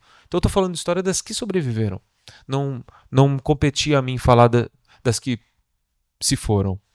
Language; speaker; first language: Portuguese; native; Portuguese